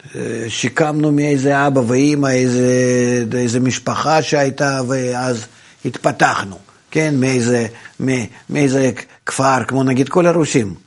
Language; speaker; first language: Hebrew; non-native, fluent; Russian